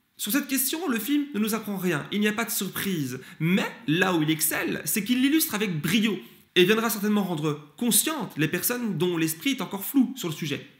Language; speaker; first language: French; early bilingual, other home language; Turkish